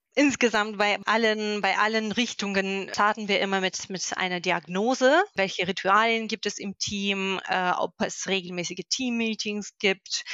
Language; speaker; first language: German; non-native, fluent; Russian